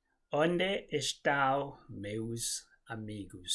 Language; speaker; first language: Portuguese; non-native, fluent; English